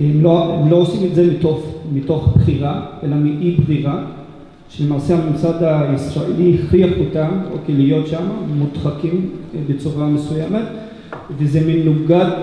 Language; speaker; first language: Hebrew; non-native, local second language; Arabic